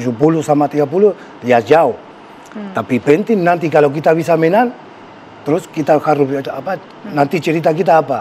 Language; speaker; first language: Indonesian; non-native, fluent; Spanish